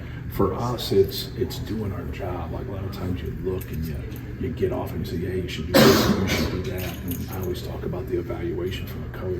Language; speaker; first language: English; native; English